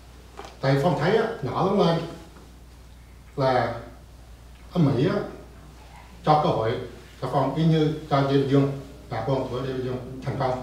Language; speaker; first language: Vietnamese; early bilingual, heritage; Vietnamese